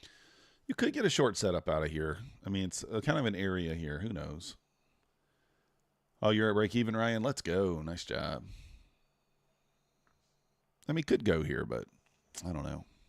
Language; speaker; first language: English; native; English